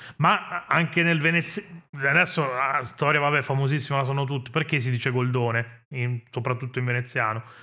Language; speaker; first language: Italian; native; Italian